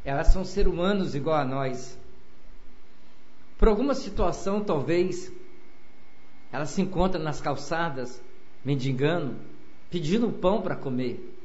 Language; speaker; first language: Portuguese; native; Portuguese